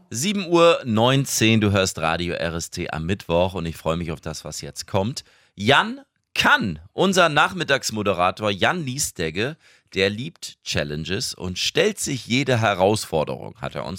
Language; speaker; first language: German; native; German